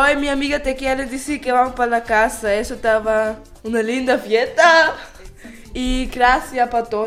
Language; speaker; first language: Spanish; non-native, learner; German